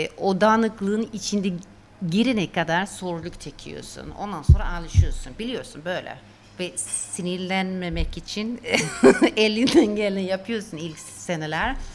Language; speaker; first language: Turkish; non-native, fluent; Swedish